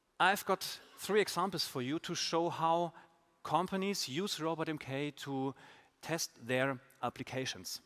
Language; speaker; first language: English; non-native, fluent; German